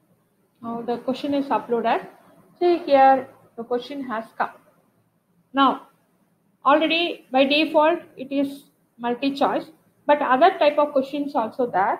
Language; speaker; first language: English; non-native, local second language; Tamil